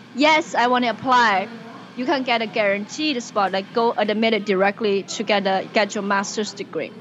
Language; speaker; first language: English; non-native, fluent; Chinese